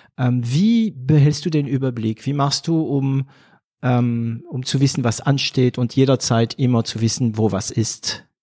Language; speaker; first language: German; non-native, fluent; French